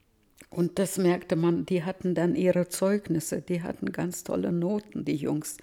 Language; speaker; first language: German; early bilingual, heritage; Russian